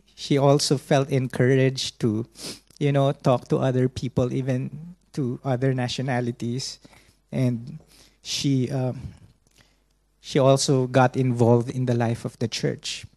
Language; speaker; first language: English; non-native, local second language; Filipino